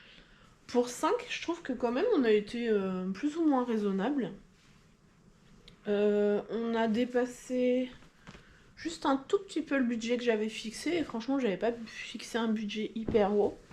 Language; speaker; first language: French; native; French